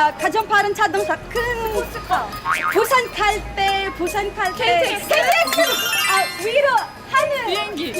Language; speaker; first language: Korean; non-native, learner; English